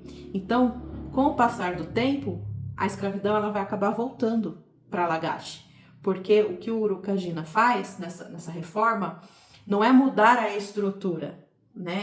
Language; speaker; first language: Portuguese; native; Portuguese